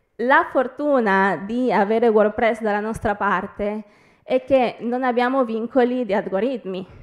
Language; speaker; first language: Italian; early bilingual, other home language; Spanish